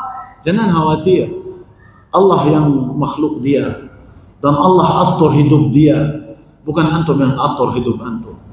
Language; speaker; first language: Indonesian; non-native, fluent; Arabic